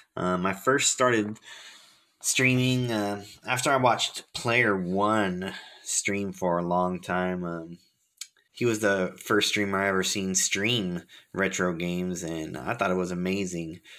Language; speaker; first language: English; native; English